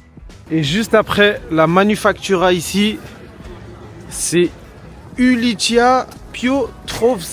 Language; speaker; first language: French; native; French